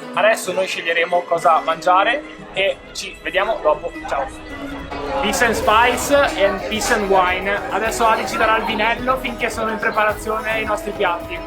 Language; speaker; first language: Italian; native; Italian